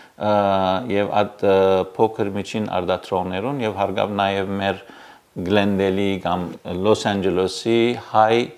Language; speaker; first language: Armenian; early bilingual, heritage; Armenian